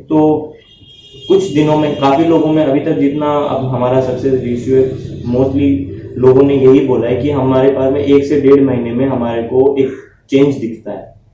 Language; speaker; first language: Hindi; native; Hindi